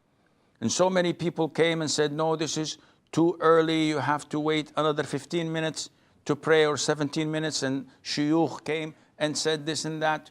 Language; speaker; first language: English; non-native, fluent; Arabic